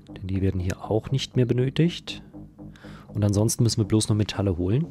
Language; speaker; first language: German; native; German